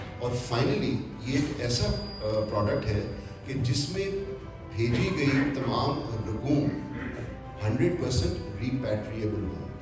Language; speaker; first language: Urdu; native; Urdu